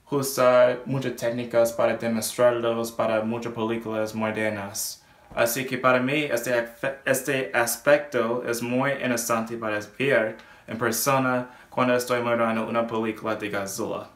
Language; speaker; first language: Spanish; non-native, learner; English